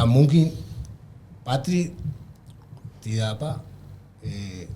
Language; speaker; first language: Indonesian; non-native, learner; Spanish